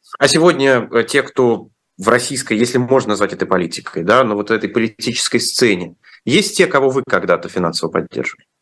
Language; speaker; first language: Russian; native; Russian